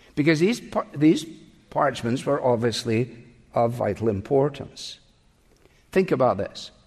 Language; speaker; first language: English; native; English